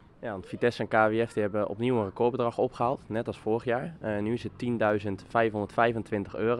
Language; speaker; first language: Dutch; native; Dutch